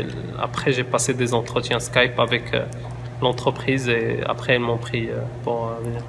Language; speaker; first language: French; non-native, local second language; Arabic